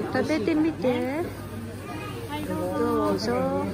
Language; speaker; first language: Japanese; non-native, learner; Vietnamese